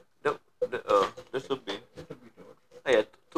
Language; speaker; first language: English; native; English